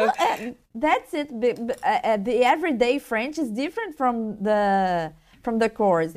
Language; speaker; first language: English; non-native, learner; Portuguese